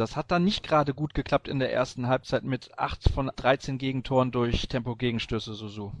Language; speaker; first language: German; native; German